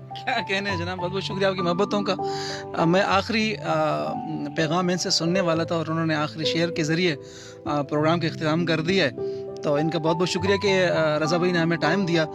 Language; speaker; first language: Urdu; non-native, local second language; Punjabi